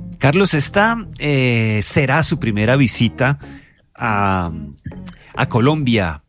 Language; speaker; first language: Spanish; native; Spanish